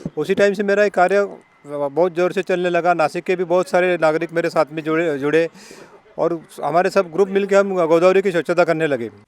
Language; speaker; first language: Hindi; non-native, local second language; Marathi